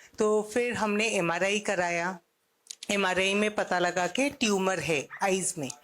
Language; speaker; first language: Hindi; non-native, local second language; Odia